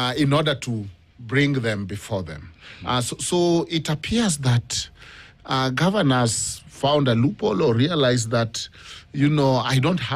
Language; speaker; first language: English; non-native, local second language; Luo (Kenya and Tanzania)